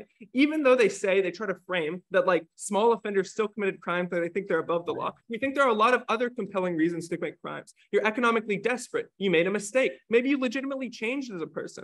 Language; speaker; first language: English; native; English